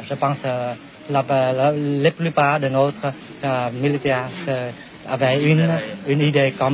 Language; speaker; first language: French; non-native, fluent; Vietnamese